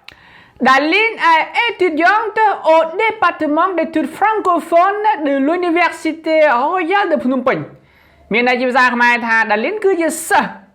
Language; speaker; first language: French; non-native, learner; Khmer